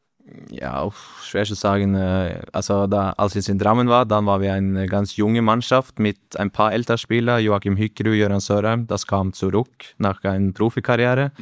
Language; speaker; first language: German; non-native, learner; Norwegian